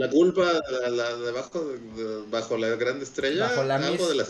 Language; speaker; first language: Spanish; native; Spanish